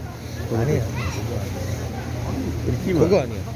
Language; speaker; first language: Korean; non-native, learner; Bangla